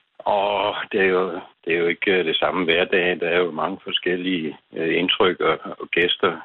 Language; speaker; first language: Danish; native; Danish